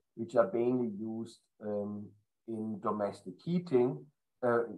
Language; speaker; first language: English; non-native, fluent; German